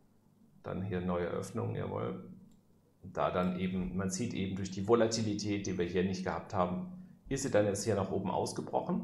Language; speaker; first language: German; native; German